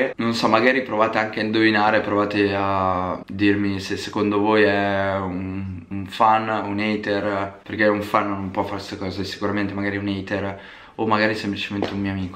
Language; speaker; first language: Italian; native; Italian